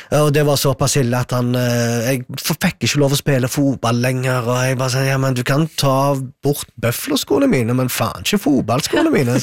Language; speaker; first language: Norwegian; early bilingual, other home language; Arabic